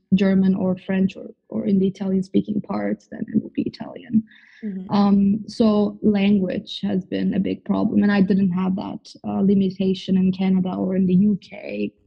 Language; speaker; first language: English; non-native, fluent; Turkish